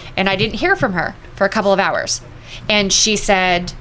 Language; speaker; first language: English; native; English